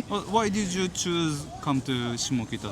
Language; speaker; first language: English; non-native, learner; Japanese